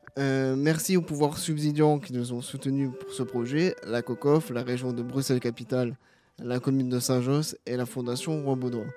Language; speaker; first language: French; native; French